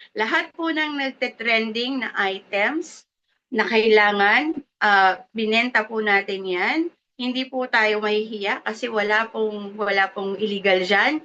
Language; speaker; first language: Filipino; native; Filipino